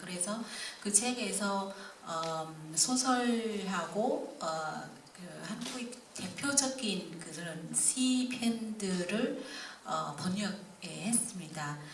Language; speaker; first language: Korean; non-native, fluent; Vietnamese